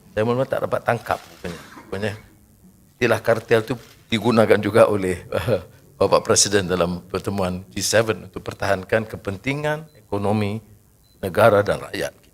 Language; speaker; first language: Malay; native; Malay